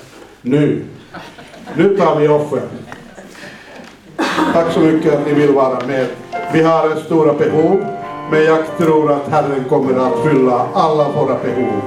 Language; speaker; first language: Swedish; non-native, fluent; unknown